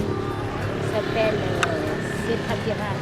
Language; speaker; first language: French; non-native, fluent; Lao